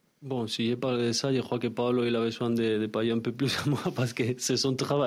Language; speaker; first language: French; non-native, learner; Spanish